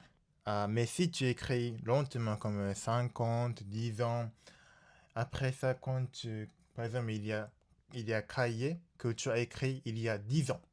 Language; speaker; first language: French; non-native, learner; Japanese